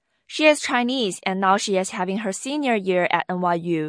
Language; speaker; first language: English; non-native, fluent; Chinese